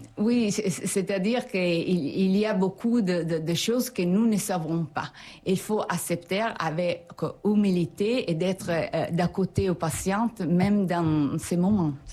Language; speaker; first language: French; non-native, fluent; Italian